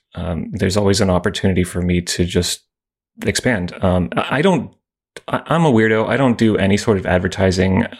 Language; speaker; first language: English; native; English